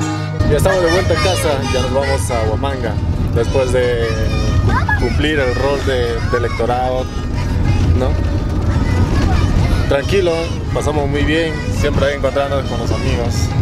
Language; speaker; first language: Spanish; native; Spanish